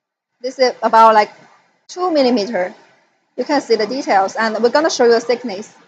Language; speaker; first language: English; non-native, fluent; Chinese